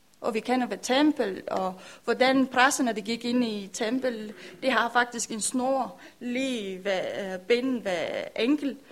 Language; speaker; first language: Danish; non-native, learner; Romanian